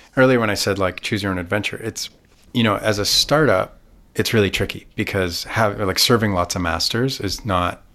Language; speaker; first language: English; native; English